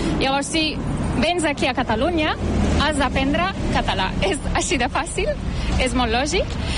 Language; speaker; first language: Catalan; non-native, fluent; Turkish